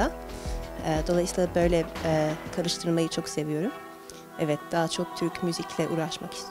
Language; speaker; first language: Turkish; early bilingual, heritage; Turkish